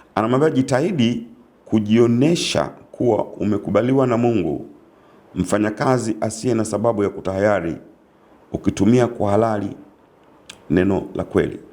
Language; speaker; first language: Swahili; native; Swahili